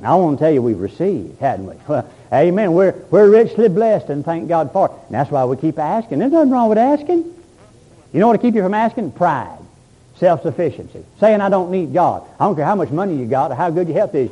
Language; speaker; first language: English; native; English